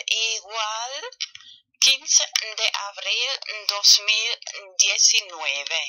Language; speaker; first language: Spanish; non-native, fluent; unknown